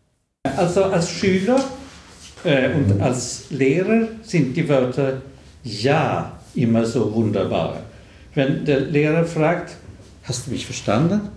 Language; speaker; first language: German; non-native, fluent; Swedish